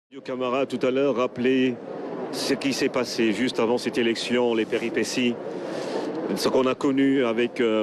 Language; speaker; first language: French; non-native, local second language; Wolof